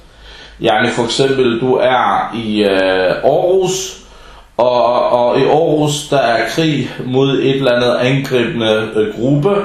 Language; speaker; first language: Danish; non-native, fluent; Arabic